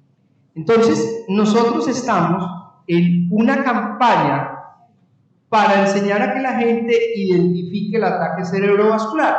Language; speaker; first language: Spanish; native; Spanish